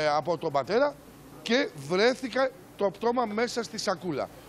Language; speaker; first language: Greek; native; Greek